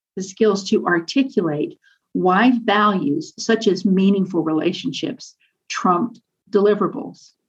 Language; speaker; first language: English; native; English